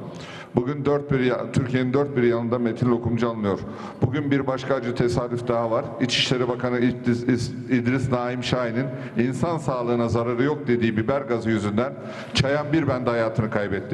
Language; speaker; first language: Turkish; native; Turkish